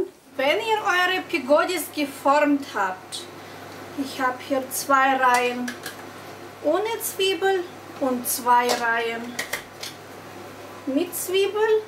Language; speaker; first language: German; non-native, fluent; Russian